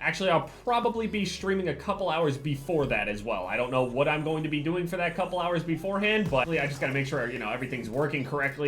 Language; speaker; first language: English; native; English